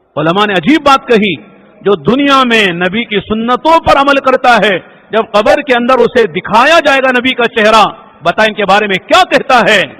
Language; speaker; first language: Urdu; native; Urdu